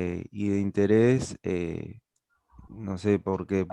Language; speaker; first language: Spanish; native; Spanish